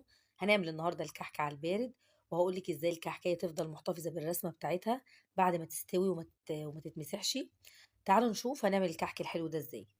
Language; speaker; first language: Arabic; native; Arabic